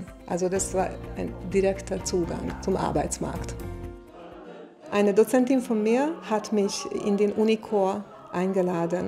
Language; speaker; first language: German; non-native, fluent; Hungarian